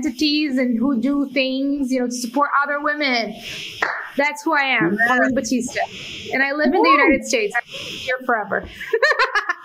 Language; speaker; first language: English; non-native, fluent; Portuguese